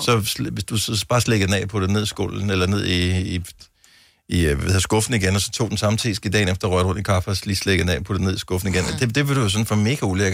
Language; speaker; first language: Danish; native; Danish